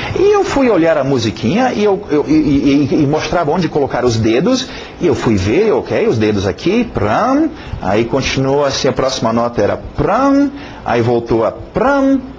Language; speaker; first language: Portuguese; non-native, fluent; English